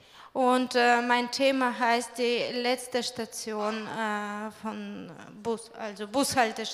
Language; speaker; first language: German; non-native, fluent; Russian